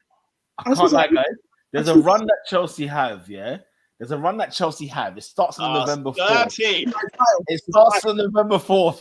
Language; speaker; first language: English; native; English